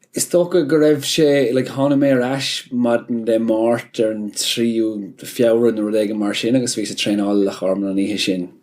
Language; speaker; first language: Irish; non-native, local second language; English